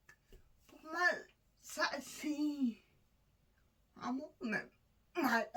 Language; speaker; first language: French; non-native, learner; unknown